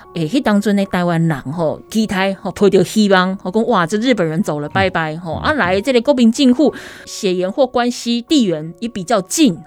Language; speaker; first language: Chinese; native; Chinese